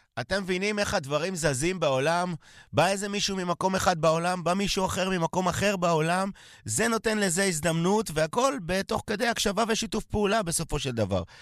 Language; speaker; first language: Hebrew; native; Hebrew